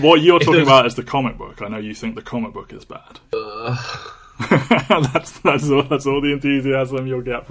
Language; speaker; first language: English; native; English